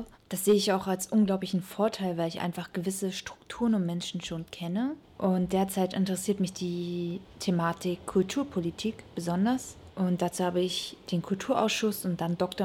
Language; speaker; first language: German; native; German